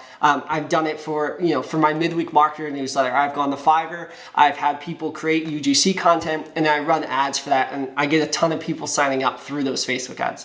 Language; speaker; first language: English; native; English